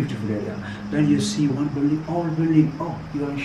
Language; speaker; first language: English; non-native, learner; Persian